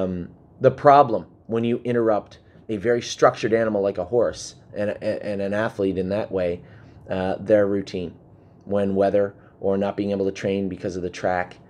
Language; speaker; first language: English; native; English